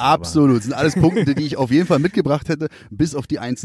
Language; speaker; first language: German; native; German